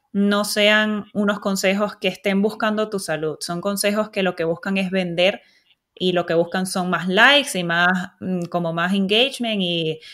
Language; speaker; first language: Spanish; native; Spanish